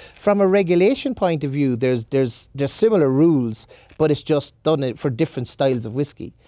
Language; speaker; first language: English; native; English